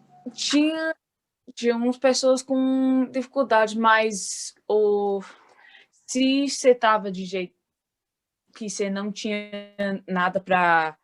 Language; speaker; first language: Portuguese; early bilingual, heritage; Portuguese